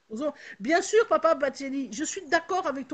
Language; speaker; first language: French; non-native, local second language; Lingala